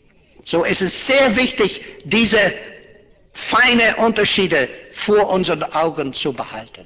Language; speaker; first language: German; non-native, fluent; English